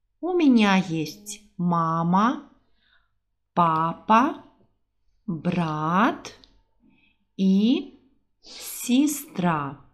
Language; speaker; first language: Russian; non-native, fluent; Portuguese